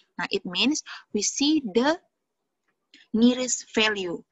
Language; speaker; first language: English; non-native, fluent; Indonesian